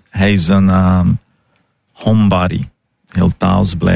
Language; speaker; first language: Dutch; non-native, learner; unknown